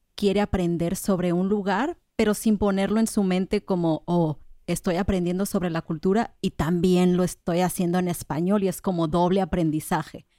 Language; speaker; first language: Spanish; native; Spanish